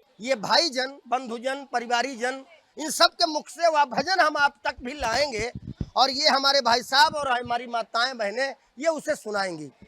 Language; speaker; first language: Hindi; native; Hindi